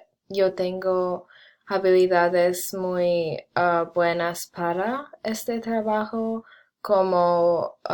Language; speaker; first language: Spanish; non-native, learner; English